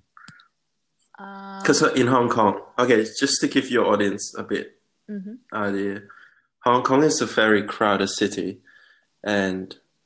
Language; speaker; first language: English; non-native, local second language; Cantonese